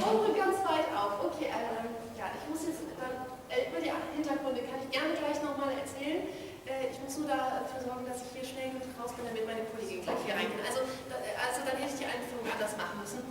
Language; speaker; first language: German; native; German